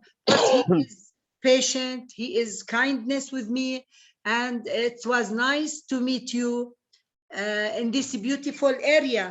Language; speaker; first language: English; non-native, learner; Arabic